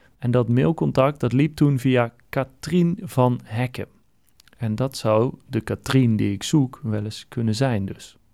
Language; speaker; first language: Dutch; native; Dutch